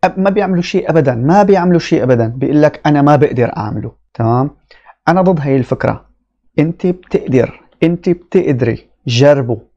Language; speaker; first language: Arabic; native; Arabic